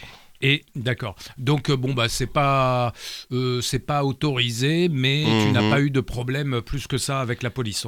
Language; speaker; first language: French; native; French